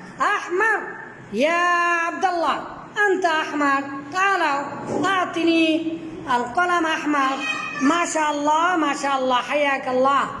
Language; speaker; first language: Arabic; non-native, fluent; Bangla